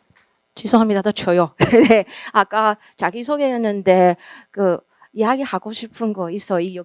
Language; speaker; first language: Korean; non-native, learner; Chinese